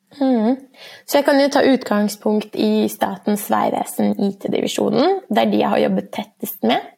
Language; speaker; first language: Norwegian; early bilingual, other home language; Persian